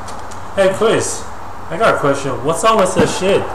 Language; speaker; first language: English; non-native, learner; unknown